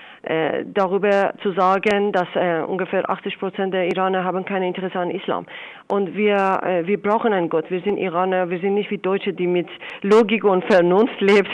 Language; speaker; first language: German; non-native, fluent; Persian